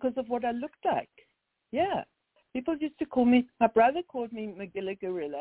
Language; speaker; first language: English; native; English